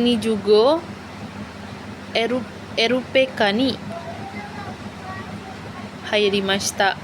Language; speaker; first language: Japanese; non-native, learner; Indonesian